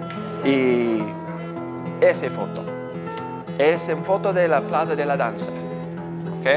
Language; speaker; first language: Spanish; non-native, learner; English